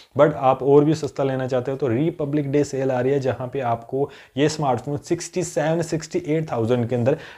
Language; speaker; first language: Hindi; native; Hindi